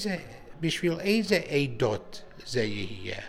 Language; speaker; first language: Hebrew; non-native, learner; English